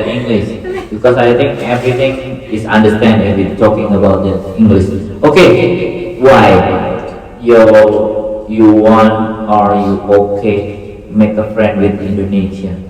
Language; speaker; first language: English; non-native, learner; Indonesian